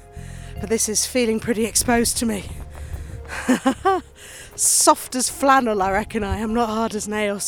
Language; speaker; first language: English; native; English